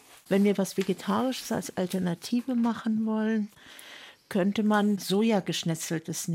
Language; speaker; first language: German; native; German